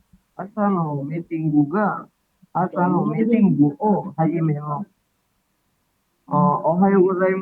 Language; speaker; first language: Japanese; non-native, learner; Indonesian